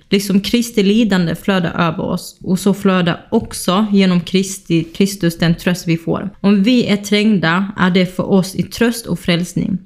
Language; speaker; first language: Swedish; early bilingual, other home language; Kurdish